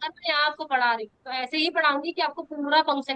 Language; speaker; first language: Hindi; native; Hindi